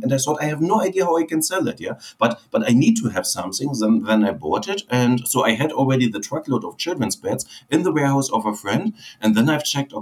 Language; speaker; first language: English; non-native, fluent; German